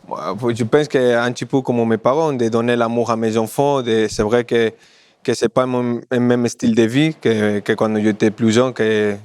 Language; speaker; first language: French; non-native, fluent; Spanish